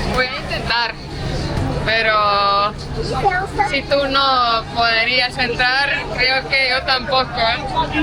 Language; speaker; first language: Spanish; non-native, fluent; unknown